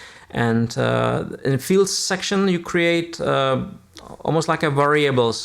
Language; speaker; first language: English; non-native, fluent; Czech